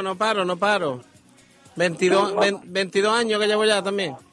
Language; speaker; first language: Spanish; native; Spanish